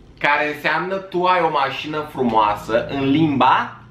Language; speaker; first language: Romanian; native; Romanian